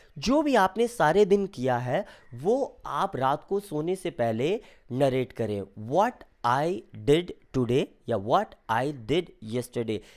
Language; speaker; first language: Hindi; native; Hindi